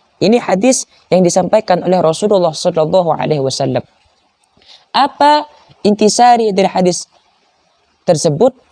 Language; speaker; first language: Malay; non-native, local second language; Madurese